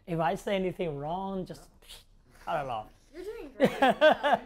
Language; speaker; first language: English; non-native, local second language; Cantonese